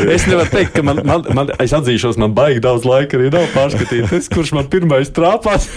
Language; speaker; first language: Latvian; native; Latvian